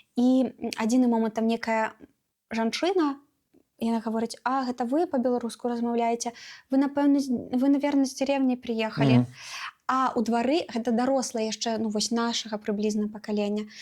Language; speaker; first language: Belarusian; non-native, local second language; Russian